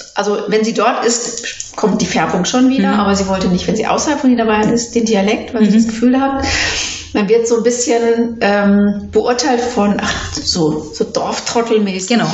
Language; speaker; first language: German; native; German